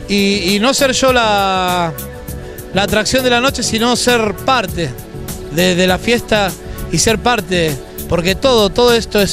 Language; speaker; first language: Spanish; native; Spanish